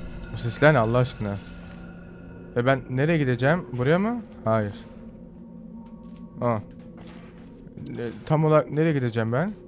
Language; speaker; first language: Turkish; early bilingual, heritage; Turkish